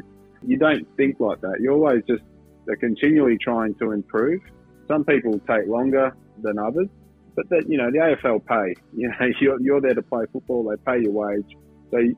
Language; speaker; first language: English; native; English